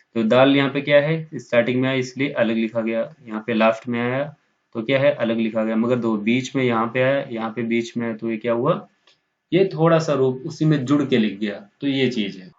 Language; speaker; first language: Hindi; native; Hindi